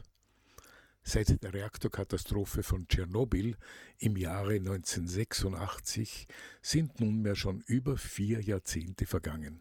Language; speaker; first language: German; native; German